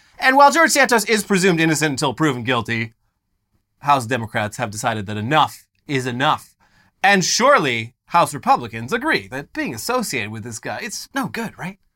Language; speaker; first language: English; native; English